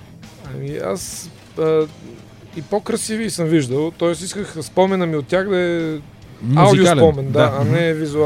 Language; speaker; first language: Bulgarian; native; Bulgarian